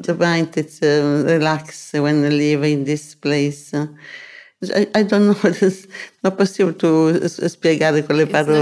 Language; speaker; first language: English; non-native, learner; Italian